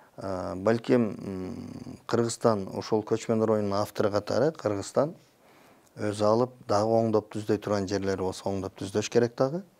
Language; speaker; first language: Kyrgyz; native; Kyrgyz